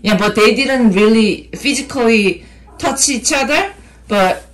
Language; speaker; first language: English; non-native, learner; Korean